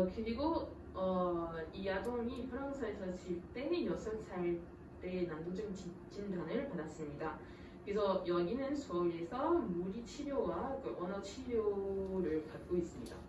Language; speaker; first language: Korean; non-native, fluent; French